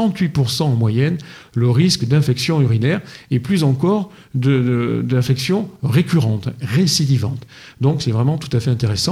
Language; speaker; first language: French; native; French